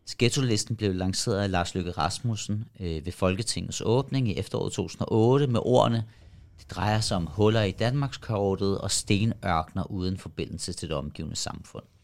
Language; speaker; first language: Danish; early bilingual, other home language; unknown